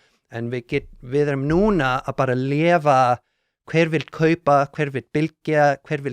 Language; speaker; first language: Icelandic; non-native, learner; English